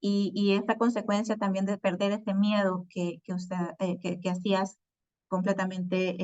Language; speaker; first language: Spanish; native; Spanish